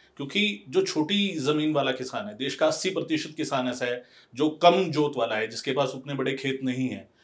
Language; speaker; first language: Hindi; non-native, local second language; Punjabi